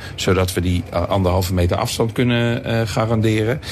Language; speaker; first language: Dutch; native; Dutch